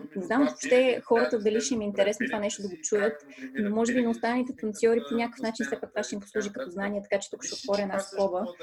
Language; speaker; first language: Bulgarian; native; Bulgarian